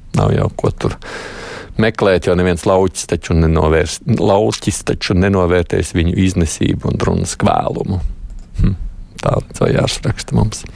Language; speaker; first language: Latvian; native; Latvian